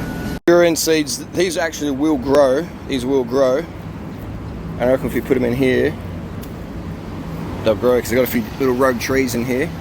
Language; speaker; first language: English; native; English